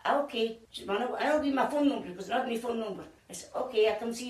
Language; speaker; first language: English; non-native, learner; Italian